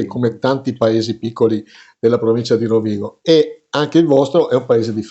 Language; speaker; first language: Italian; native; Italian